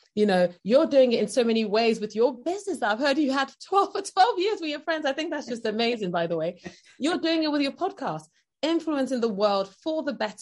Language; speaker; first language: English; non-native, local second language; Yoruba